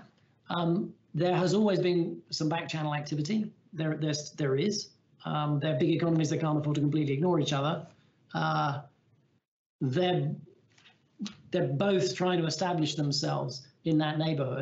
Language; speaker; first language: English; native; English